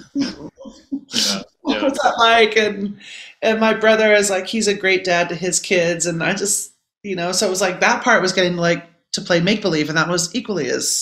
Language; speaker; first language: English; native; English